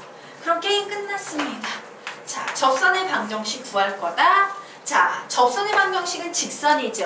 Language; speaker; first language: Korean; native; Korean